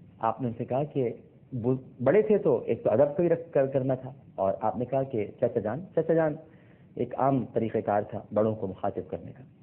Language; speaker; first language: Urdu; native; Urdu